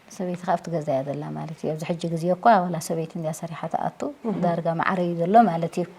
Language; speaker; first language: Tigrinya; native; Tigrinya